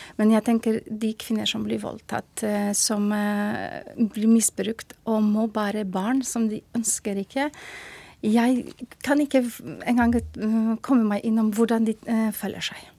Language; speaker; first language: Norwegian; non-native, fluent; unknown